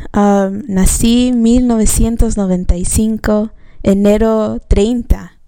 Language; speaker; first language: Spanish; early bilingual, heritage; Spanish